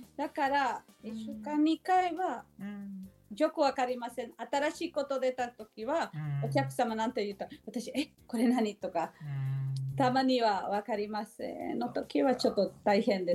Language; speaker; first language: Japanese; non-native, learner; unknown